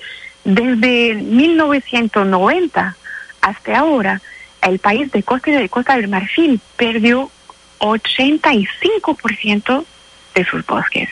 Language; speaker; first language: Spanish; non-native, fluent; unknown